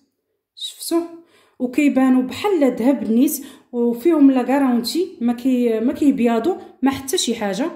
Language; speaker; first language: Arabic; native; Arabic